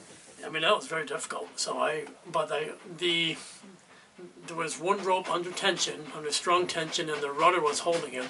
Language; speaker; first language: English; native; English